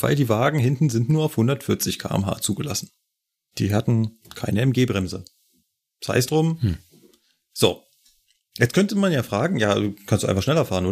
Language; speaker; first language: German; native; German